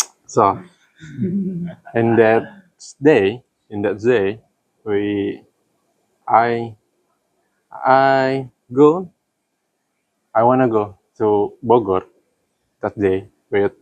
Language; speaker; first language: English; non-native, learner; Indonesian